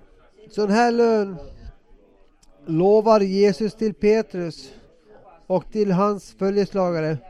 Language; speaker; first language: Swedish; non-native, local second language; Finnish